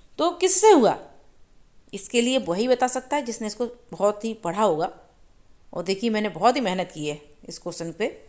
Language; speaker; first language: Hindi; native; Hindi